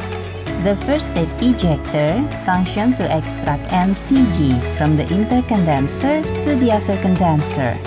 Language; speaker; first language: English; non-native, fluent; Indonesian